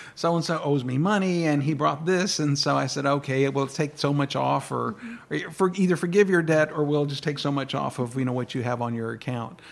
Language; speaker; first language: English; early bilingual, other home language; Spanish